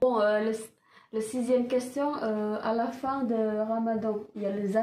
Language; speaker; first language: French; non-native, learner; Indonesian